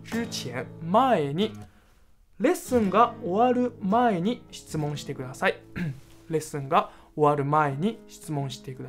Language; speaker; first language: Japanese; non-native, fluent; Chinese